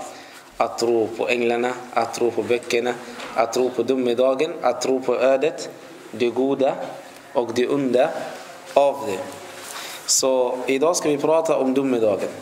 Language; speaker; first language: Swedish; non-native, fluent; Arabic